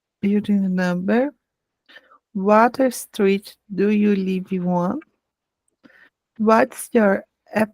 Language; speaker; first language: English; non-native, learner; Portuguese